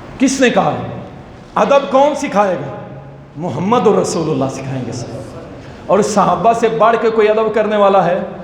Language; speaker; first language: Urdu; non-native, local second language; Punjabi